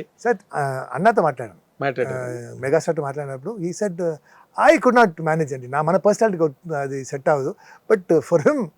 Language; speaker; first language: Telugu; non-native, local second language; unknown